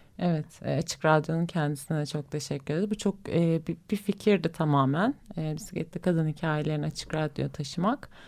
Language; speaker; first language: Turkish; native; Turkish